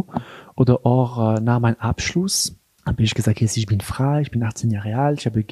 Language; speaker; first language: German; non-native, local second language; French